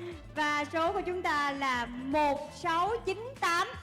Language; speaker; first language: Vietnamese; native; Vietnamese